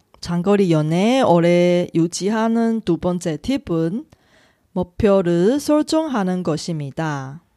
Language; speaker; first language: Korean; non-native, fluent; Chinese